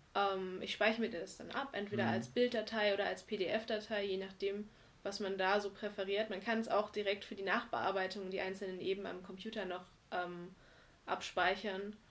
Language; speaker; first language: German; native; German